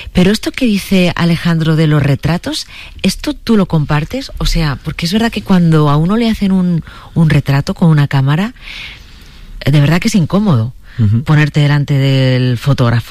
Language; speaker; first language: Spanish; native; Spanish